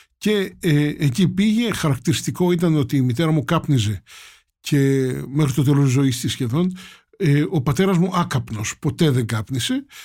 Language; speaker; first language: Greek; native; Greek